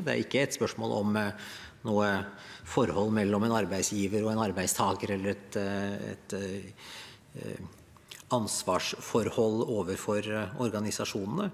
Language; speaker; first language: Norwegian; native; Norwegian